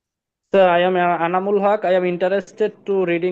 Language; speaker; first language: English; non-native, learner; Bangla